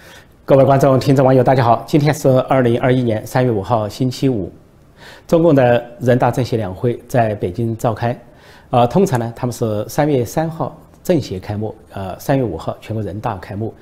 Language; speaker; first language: Chinese; native; Chinese